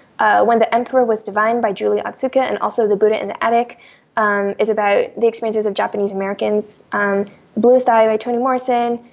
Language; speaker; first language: English; early bilingual, other home language; Chinese